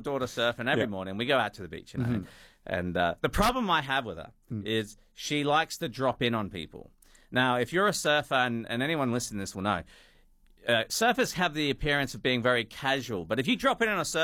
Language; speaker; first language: English; native; English